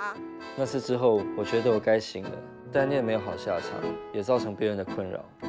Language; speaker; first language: Chinese; native; Chinese